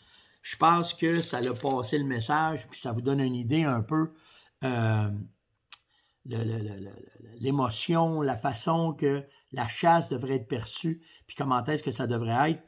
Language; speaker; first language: French; native; French